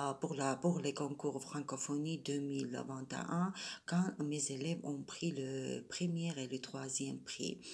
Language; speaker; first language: French; non-native, fluent; Georgian